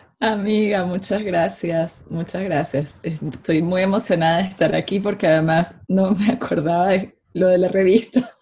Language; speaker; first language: Spanish; native; Spanish